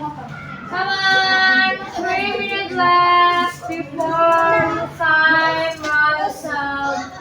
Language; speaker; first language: English; non-native, fluent; Indonesian